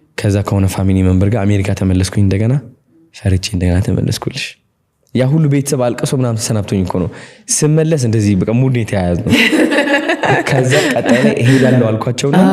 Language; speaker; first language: Amharic; non-native, local second language; Tigrinya